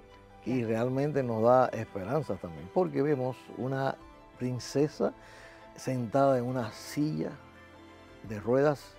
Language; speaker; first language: Spanish; native; Spanish